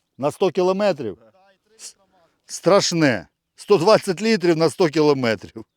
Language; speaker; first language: Ukrainian; non-native, local second language; Russian